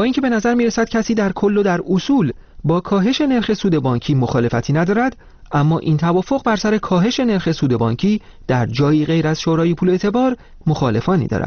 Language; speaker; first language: Persian; native; Persian